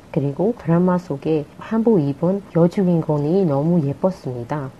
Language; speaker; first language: Korean; non-native, fluent; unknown